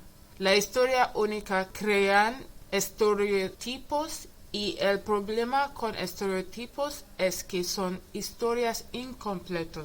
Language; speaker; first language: Spanish; non-native, learner; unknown